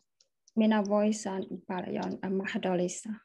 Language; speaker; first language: Finnish; non-native, learner; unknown